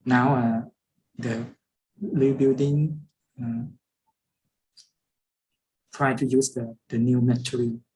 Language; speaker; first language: English; non-native, fluent; Lao